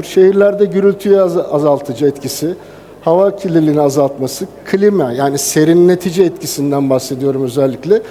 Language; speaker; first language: Turkish; native; Turkish